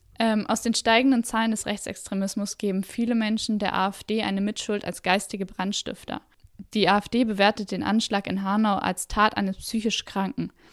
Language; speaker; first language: German; native; German